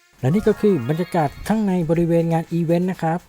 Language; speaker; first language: Thai; native; Thai